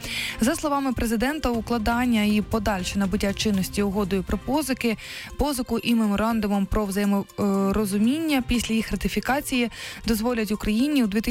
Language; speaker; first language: Ukrainian; native; Ukrainian